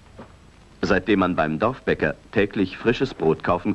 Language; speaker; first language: German; native; German